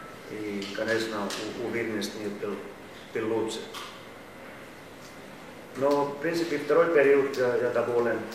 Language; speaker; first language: Russian; non-native, learner; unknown